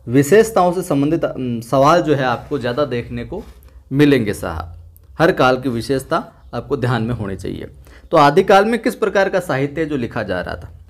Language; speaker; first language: Hindi; native; Hindi